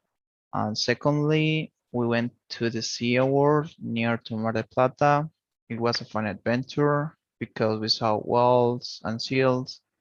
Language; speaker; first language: English; non-native, learner; Spanish